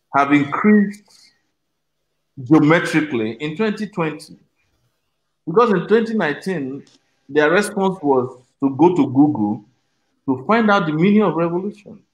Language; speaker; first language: English; non-native, local second language; Yoruba